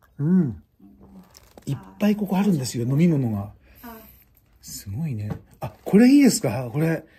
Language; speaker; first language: Japanese; native; Japanese